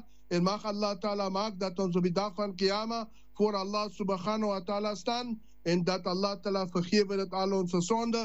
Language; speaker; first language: Dutch; non-native, learner; Afrikaans